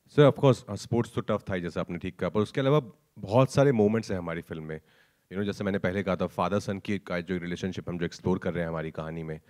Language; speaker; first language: Hindi; native; Hindi